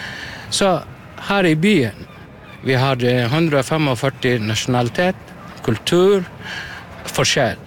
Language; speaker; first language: Norwegian; non-native, learner; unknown